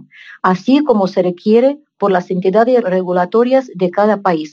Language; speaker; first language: Spanish; non-native, fluent; Russian